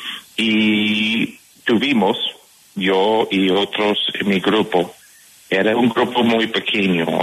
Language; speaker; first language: Spanish; non-native, fluent; English